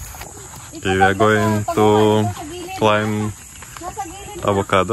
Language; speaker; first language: English; non-native, learner; Russian